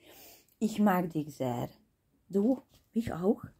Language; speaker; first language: German; non-native, learner; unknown